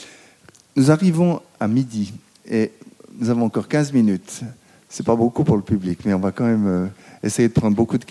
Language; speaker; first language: French; native; French